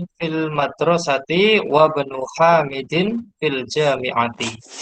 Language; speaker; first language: Arabic; non-native, fluent; Indonesian